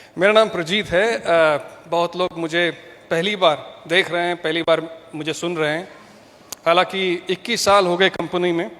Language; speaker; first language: Hindi; non-native, local second language; Malayalam